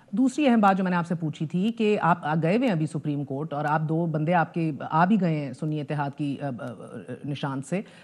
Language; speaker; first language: Urdu; native; Urdu